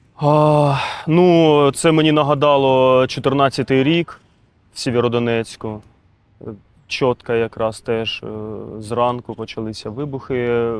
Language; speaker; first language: Ukrainian; non-native, local second language; Russian